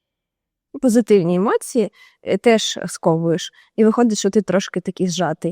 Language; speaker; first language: Ukrainian; native; Ukrainian